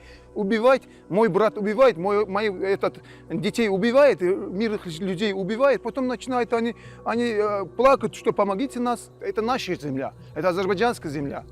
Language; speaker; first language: Russian; non-native, local second language; Azerbaijani